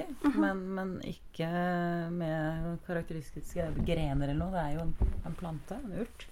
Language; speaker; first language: Norwegian; native; Norwegian